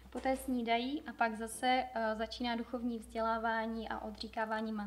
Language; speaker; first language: Czech; native; Czech